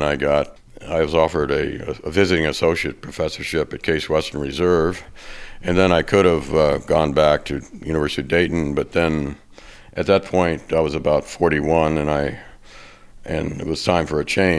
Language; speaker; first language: English; native; English